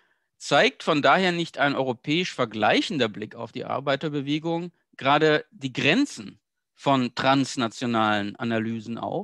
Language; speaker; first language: German; native; German